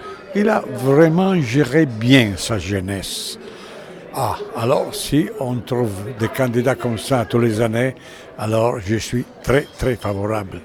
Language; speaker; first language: French; non-native, fluent; Italian